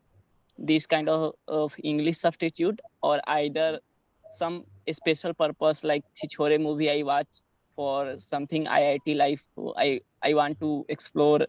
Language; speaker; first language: English; non-native, learner; Hindi